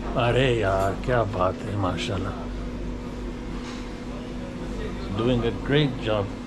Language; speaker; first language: Hindi; non-native, learner; Pashto